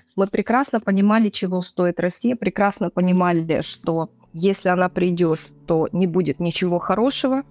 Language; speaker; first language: Russian; native; Russian